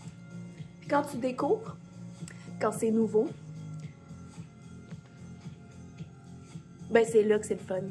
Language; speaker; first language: French; native; French